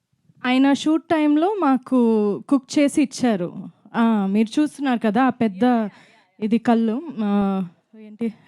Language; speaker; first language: Telugu; non-native, fluent; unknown